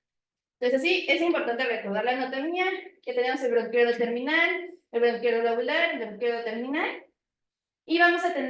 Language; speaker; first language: Spanish; native; Spanish